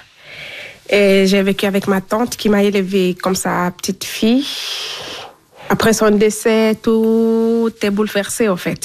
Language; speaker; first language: French; non-native, local second language; Fula